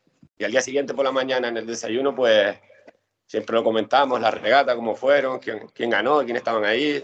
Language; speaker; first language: Spanish; native; Spanish